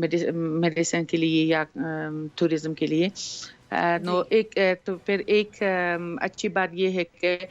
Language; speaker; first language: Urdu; non-native, fluent; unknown